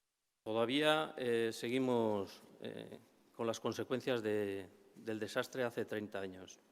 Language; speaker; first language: Spanish; native; Spanish